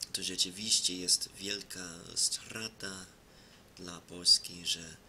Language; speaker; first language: Polish; non-native, fluent; English